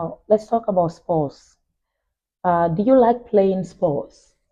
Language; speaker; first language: English; non-native, fluent; Vietnamese